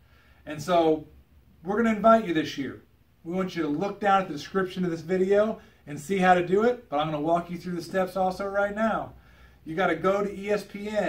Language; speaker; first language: English; native; English